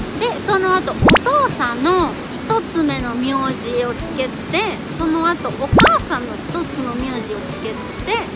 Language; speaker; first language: Japanese; non-native, learner; Spanish